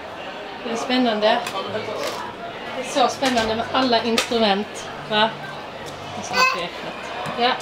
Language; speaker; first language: Swedish; native; Swedish